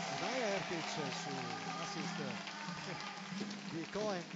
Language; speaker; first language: Italian; native; Italian